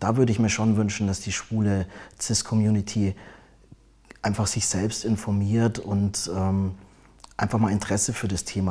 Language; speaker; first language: German; native; German